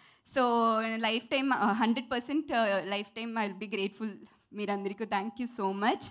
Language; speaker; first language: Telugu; non-native, learner; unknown